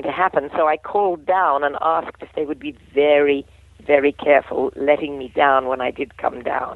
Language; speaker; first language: English; native; English